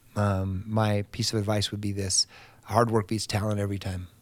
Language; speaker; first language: English; native; English